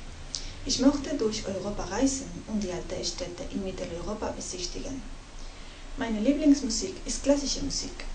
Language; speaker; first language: German; non-native, learner; Spanish